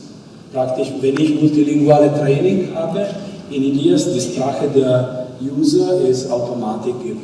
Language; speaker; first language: German; non-native, fluent; Italian